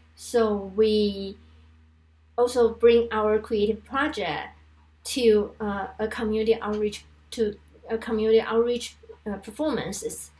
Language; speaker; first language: English; non-native, fluent; Chinese